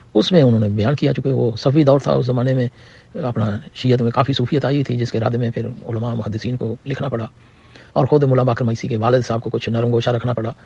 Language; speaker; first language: Urdu; non-native, local second language; Punjabi